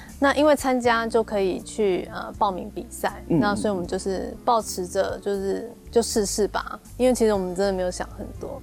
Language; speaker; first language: Chinese; native; Chinese